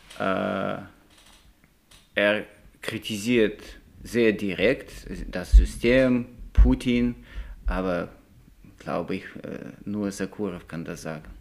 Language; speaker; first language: German; non-native, learner; Russian